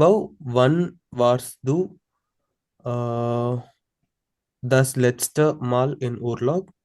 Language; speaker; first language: German; non-native, learner; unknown